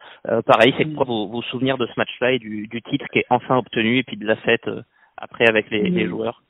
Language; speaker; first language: French; native; French